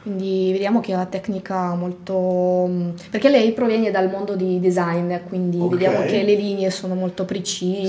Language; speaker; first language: Italian; non-native, fluent; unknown